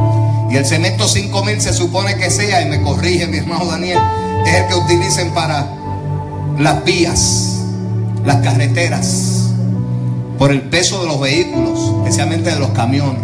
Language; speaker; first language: Spanish; native; Spanish